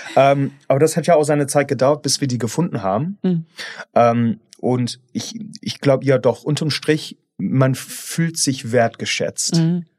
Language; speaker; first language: German; non-native, fluent; English